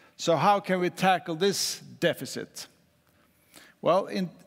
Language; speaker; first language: English; non-native, fluent; Swedish